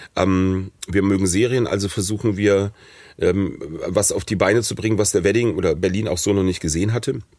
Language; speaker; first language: German; non-native, fluent; English